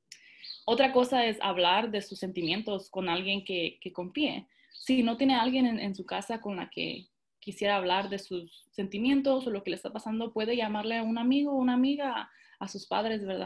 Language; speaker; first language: Spanish; early bilingual, heritage; Spanish